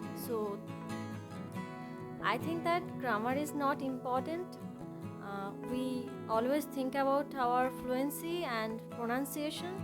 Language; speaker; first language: English; non-native, learner; Bangla